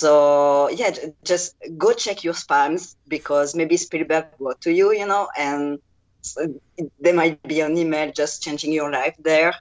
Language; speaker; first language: English; non-native, fluent; French